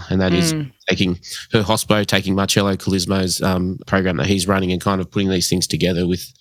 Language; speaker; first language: English; early bilingual, other home language; Hindi